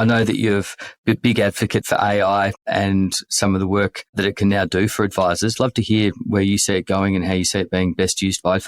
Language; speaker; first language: English; native; English